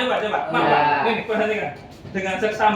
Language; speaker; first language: Indonesian; native; Indonesian